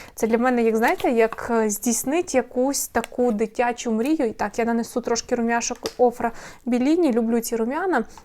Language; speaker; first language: Ukrainian; non-native, local second language; Russian